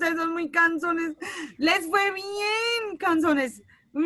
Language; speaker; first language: Spanish; native; Spanish